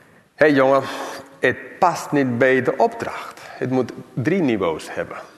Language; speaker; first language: Dutch; non-native, fluent; English